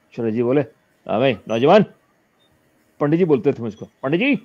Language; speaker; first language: Hindi; native; Hindi